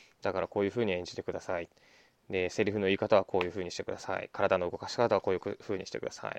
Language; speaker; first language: Japanese; native; Japanese